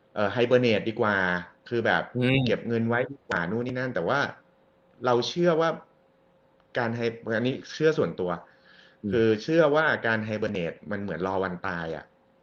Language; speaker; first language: Thai; native; Thai